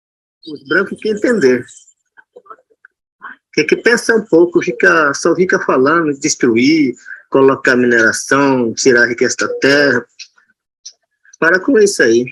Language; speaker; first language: Portuguese; non-native, local second language; Yanomámi